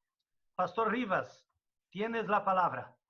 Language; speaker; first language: Spanish; non-native, fluent; Portuguese